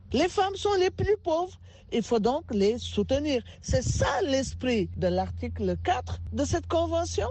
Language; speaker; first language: French; non-native, local second language; Wolof